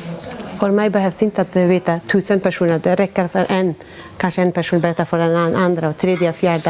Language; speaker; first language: Swedish; non-native, fluent; Persian